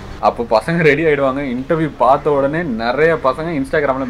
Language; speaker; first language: Tamil; native; Tamil